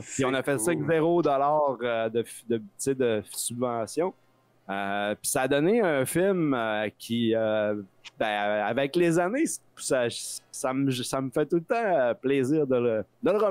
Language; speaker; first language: French; native; French